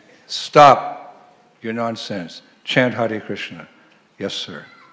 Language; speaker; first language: English; native; English